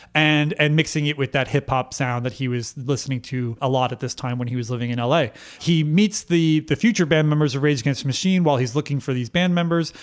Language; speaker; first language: English; native; English